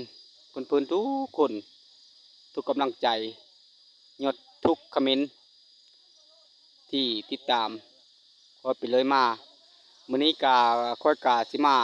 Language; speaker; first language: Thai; non-native, local second language; Lao